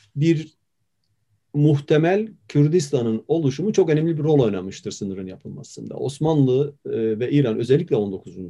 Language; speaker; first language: Turkish; native; Turkish